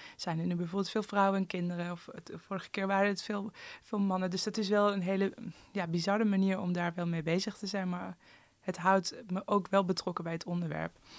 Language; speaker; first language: Dutch; early bilingual, other home language; Persian